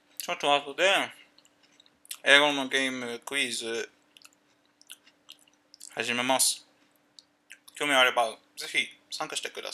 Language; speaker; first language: Japanese; non-native, learner; English